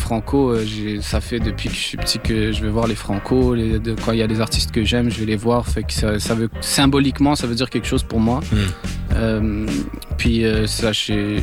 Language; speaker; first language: French; non-native, local second language; Arabic